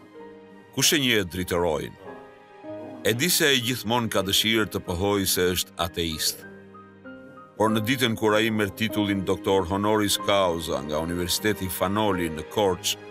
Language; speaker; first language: Albanian; native; Albanian